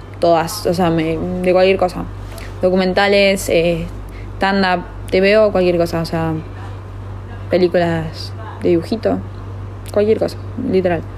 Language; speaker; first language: Spanish; native; Spanish